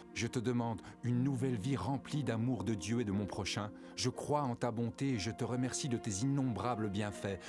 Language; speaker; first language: French; native; French